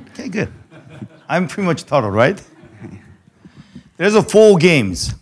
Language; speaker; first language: English; non-native, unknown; Korean